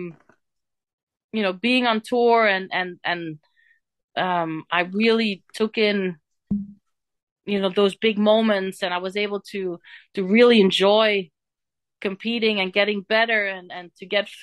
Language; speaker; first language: English; non-native, fluent; Dutch